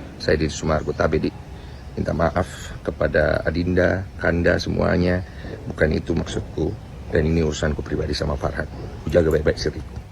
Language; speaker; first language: Indonesian; native; Indonesian